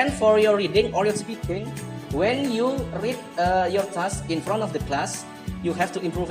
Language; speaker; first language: English; non-native, learner; Indonesian